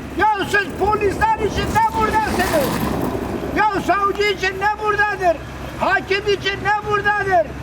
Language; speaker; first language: Turkish; non-native, local second language; Kurdish